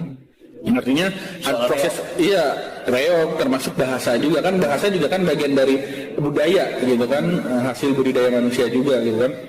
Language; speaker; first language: Indonesian; native; Indonesian